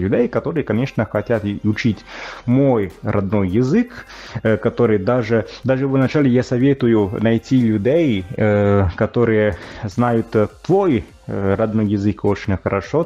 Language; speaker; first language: Russian; non-native, fluent; Italian